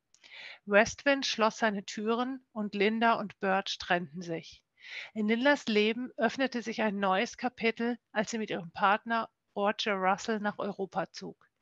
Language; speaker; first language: German; native; German